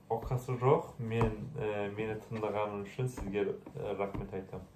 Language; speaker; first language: Kazakh; non-native, fluent; Azerbaijani